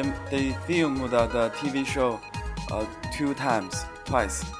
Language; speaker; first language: English; non-native, learner; Chinese